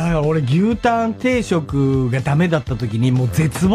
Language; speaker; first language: Japanese; native; Japanese